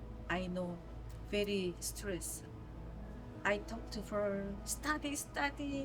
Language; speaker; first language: English; non-native, learner; Korean